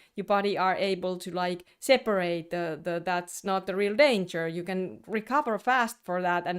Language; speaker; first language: English; non-native, fluent; Finnish